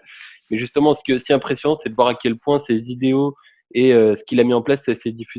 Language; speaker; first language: French; native; French